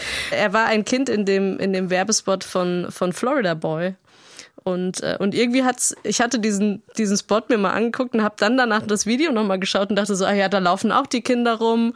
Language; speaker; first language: German; native; German